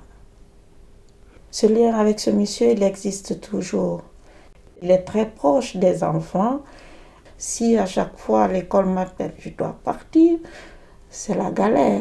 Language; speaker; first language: French; native; French